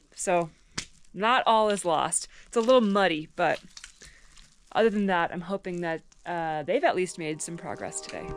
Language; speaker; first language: English; native; English